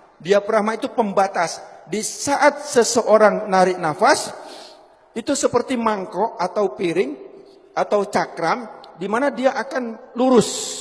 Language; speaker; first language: Indonesian; non-native, local second language; Javanese